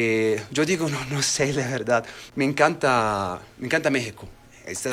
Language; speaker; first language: Spanish; non-native, learner; Arabic